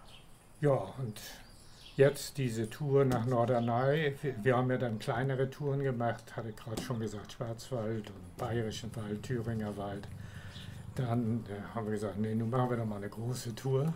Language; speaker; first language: German; native; German